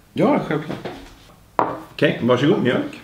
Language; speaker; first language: Swedish; native; Swedish